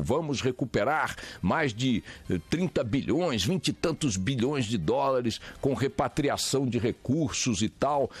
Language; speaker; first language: Portuguese; native; Portuguese